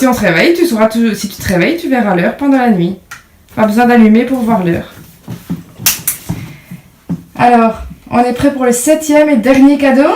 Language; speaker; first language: French; native; French